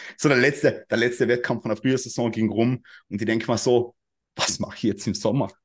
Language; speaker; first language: German; native; German